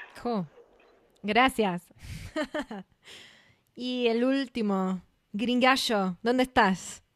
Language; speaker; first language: Spanish; non-native, fluent; English